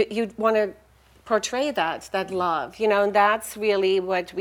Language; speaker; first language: English; non-native, fluent; German